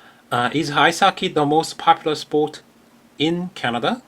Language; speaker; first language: English; non-native, fluent; Korean